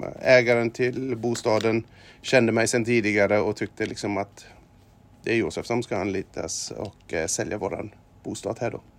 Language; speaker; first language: Swedish; non-native, fluent; German